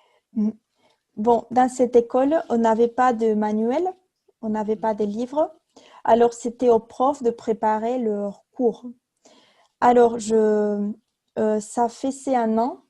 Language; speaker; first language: French; non-native, fluent; Spanish